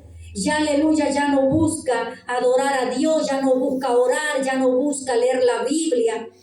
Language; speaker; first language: Spanish; native; Spanish